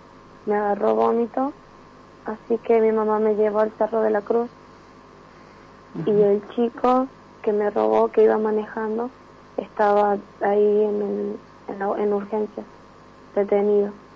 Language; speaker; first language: Spanish; native; Spanish